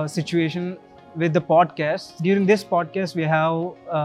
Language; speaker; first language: English; non-native, local second language; Telugu